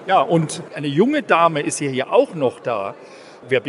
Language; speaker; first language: German; native; German